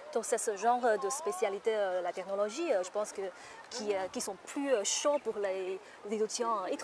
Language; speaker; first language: French; non-native, fluent; Chinese